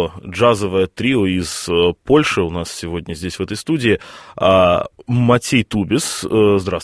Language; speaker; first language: Russian; native; Russian